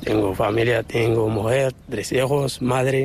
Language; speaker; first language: Spanish; non-native, learner; Arabic